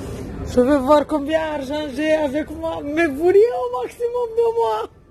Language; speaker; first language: French; non-native, learner; Romanian